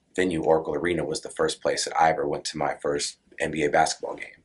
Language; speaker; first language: English; native; English